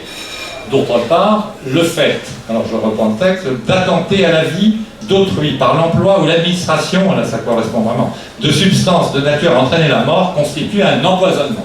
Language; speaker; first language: French; native; French